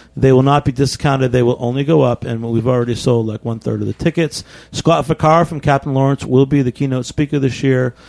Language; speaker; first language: English; native; English